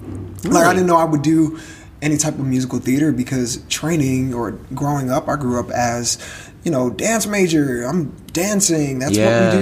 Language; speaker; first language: English; native; English